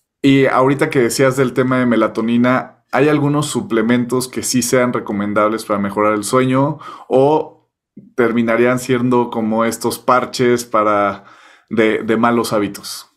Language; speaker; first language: Spanish; native; Spanish